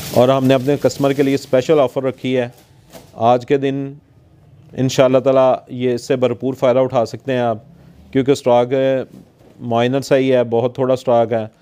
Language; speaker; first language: Urdu; non-native, local second language; Punjabi